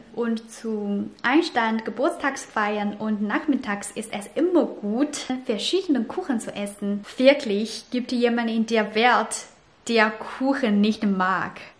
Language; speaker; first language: German; non-native, fluent; Chinese